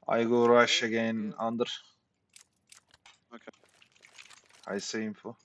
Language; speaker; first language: English; non-native, learner; Turkish